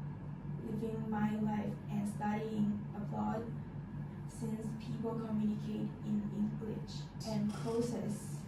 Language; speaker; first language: English; non-native, fluent; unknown